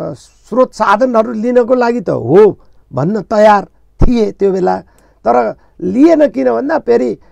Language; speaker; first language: Nepali; non-native, local second language; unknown